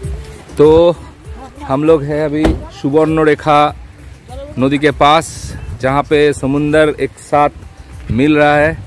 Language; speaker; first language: Hindi; non-native, local second language; Bangla